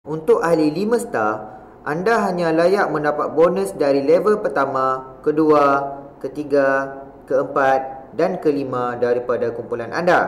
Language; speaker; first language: Malay; native; Malay